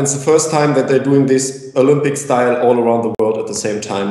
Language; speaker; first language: English; non-native, fluent; German